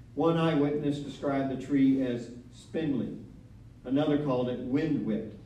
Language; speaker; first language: English; native; English